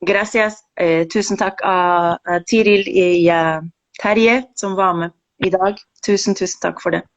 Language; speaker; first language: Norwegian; non-native, fluent; Spanish